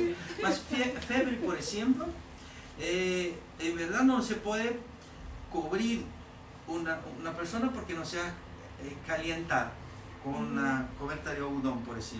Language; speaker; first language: Spanish; non-native, learner; Portuguese